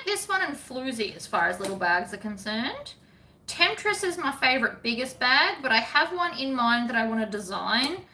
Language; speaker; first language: English; native; English